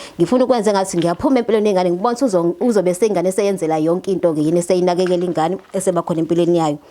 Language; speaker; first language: Zulu; native; Zulu